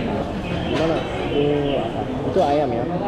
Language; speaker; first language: Indonesian; non-native, learner; English